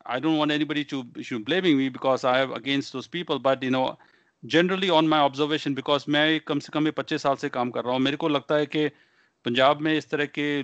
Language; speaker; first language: Hindi; native; Hindi